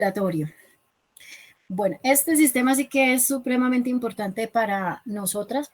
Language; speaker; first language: Spanish; native; Spanish